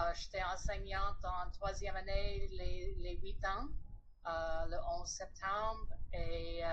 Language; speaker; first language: French; non-native, fluent; English